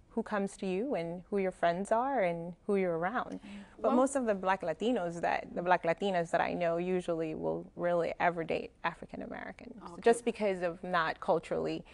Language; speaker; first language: English; non-native, fluent; Spanish